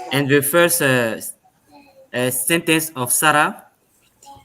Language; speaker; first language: English; non-native, learner; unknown